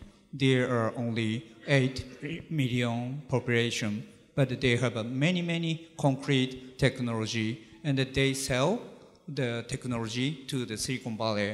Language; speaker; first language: English; non-native, learner; Japanese